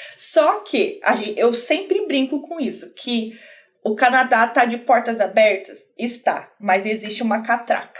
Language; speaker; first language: Portuguese; native; Portuguese